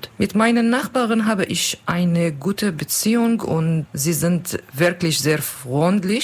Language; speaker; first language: German; non-native, learner; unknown